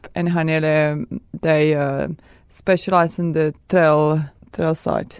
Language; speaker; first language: English; non-native, fluent; Czech